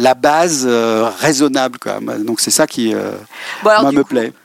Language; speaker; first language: French; native; French